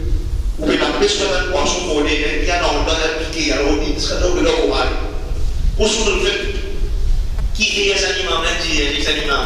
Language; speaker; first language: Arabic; non-native, fluent; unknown